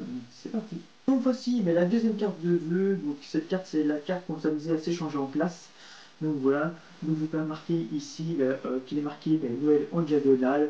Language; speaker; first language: French; native; French